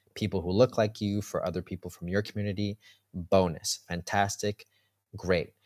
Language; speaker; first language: English; early bilingual, heritage; Spanish